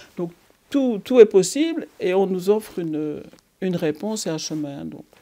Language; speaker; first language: French; native; French